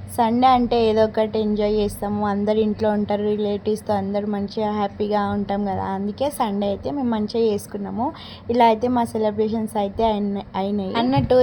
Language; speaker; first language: Telugu; non-native, local second language; Lambadi